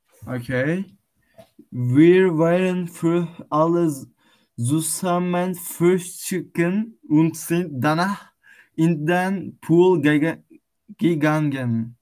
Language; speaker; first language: German; non-native, learner; Turkish